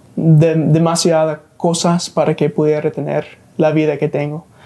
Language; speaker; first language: Spanish; non-native, fluent; English